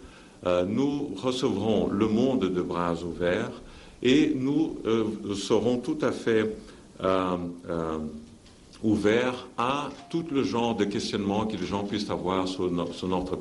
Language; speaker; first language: French; non-native, fluent; Portuguese